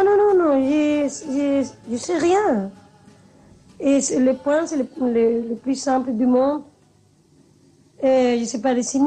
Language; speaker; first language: French; non-native, fluent; Spanish